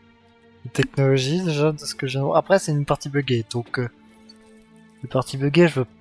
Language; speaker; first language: French; native; French